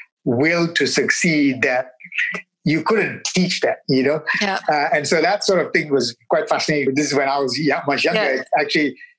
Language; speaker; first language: English; non-native, local second language; Tamil